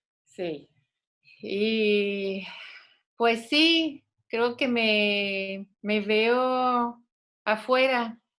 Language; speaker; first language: Spanish; non-native, fluent; French